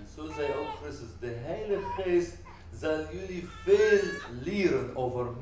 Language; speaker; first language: Dutch; non-native, fluent; Arabic